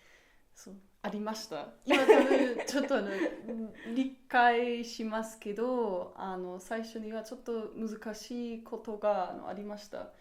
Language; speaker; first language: Japanese; non-native, learner; German